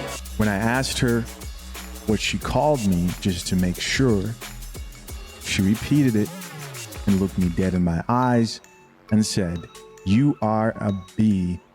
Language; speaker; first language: English; native; English